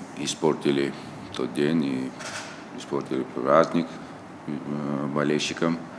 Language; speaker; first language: Russian; non-native, local second language; Tajik